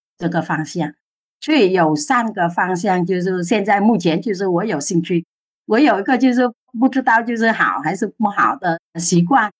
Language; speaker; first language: Chinese; non-native, fluent; Vietnamese